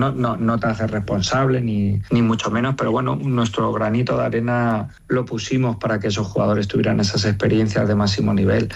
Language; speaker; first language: Spanish; native; Spanish